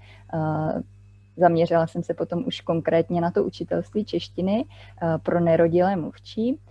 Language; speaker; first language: Czech; native; Czech